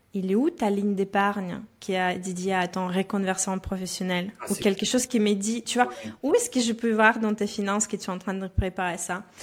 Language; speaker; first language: French; non-native, fluent; Russian